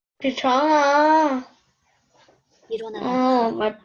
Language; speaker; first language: Chinese; non-native, learner; Korean